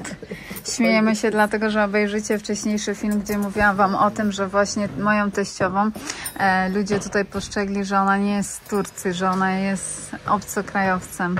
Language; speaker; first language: Polish; native; Polish